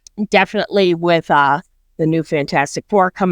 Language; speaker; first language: English; native; English